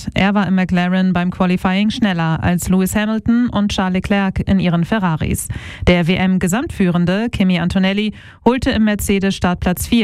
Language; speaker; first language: German; native; German